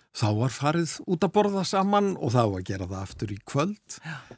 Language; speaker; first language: Icelandic; native; Icelandic